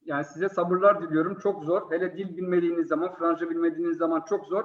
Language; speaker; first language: Turkish; early bilingual, heritage; Turkish